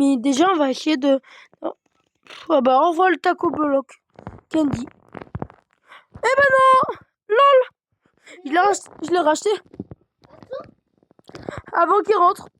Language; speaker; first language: French; native; French